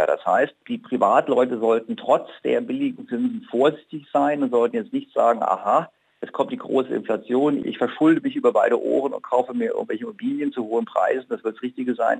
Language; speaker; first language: German; native; German